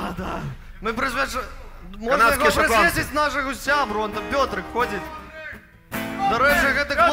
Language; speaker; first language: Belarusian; non-native, local second language; Russian